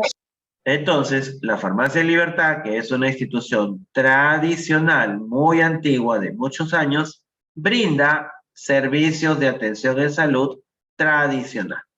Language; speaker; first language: Spanish; native; Spanish